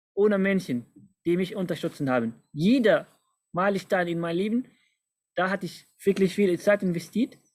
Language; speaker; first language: German; non-native, fluent; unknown